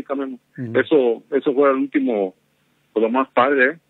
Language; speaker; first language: Spanish; native; Spanish